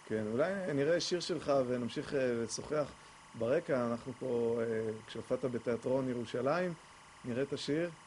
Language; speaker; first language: Hebrew; native; Hebrew